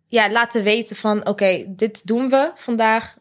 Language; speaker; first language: Dutch; native; Dutch